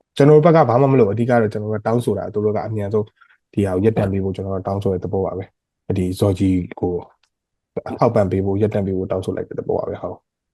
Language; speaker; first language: Burmese; non-native, local second language; Karen languages